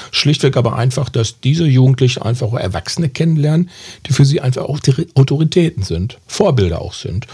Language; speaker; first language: German; native; German